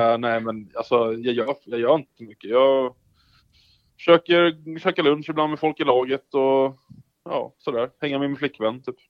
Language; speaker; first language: Swedish; native; Swedish